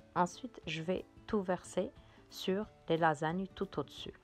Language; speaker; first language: French; non-native, local second language; Arabic